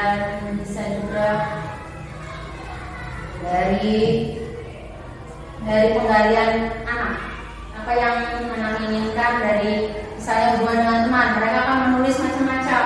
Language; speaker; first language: Indonesian; native; Indonesian